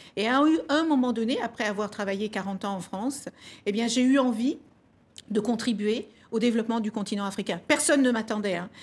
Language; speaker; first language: French; early bilingual, other home language; Kabuverdianu